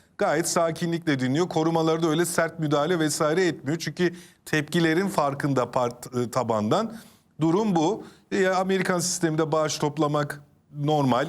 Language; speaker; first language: Turkish; native; Turkish